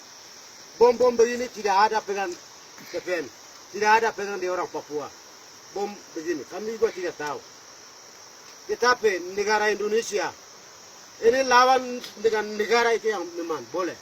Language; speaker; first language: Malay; non-native, local second language; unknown